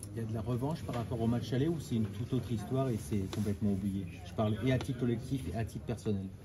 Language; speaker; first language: French; native; French